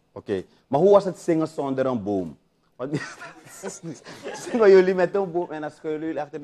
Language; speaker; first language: Dutch; native; Dutch